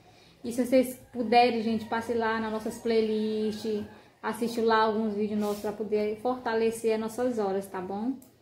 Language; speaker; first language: Portuguese; native; Portuguese